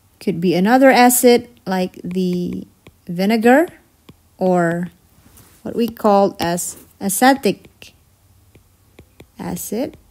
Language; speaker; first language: English; non-native, fluent; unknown